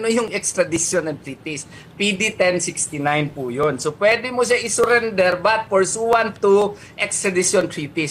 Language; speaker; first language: Filipino; native; Filipino